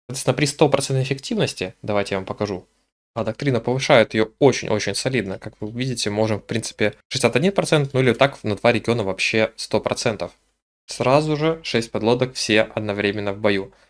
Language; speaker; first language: Russian; native; Russian